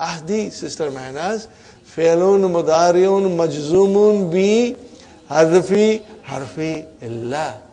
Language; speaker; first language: Arabic; non-native, fluent; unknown